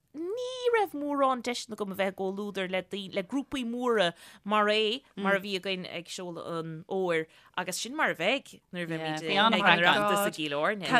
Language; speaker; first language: Irish; native; Irish